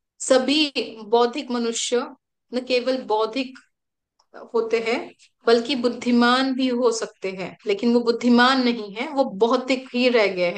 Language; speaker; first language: Hindi; native; Hindi